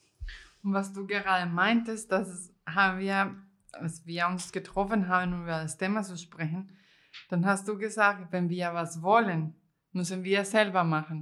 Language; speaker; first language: German; non-native, fluent; Spanish